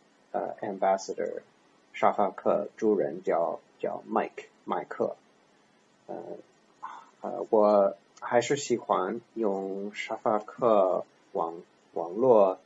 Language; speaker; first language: Chinese; non-native, learner; English